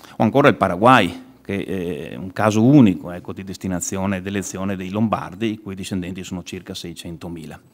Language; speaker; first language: Italian; native; Italian